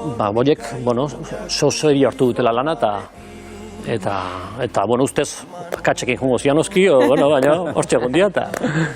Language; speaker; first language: Basque; native; Basque